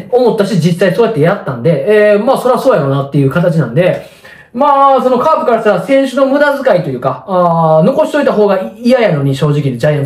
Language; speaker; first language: Japanese; native; Japanese